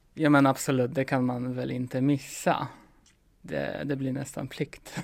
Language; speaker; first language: Swedish; non-native, fluent; Polish